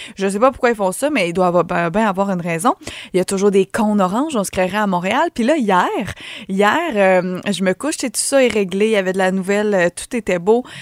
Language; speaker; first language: French; native; French